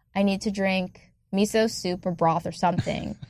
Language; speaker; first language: English; native; English